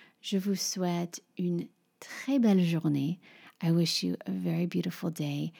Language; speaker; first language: French; non-native, fluent; English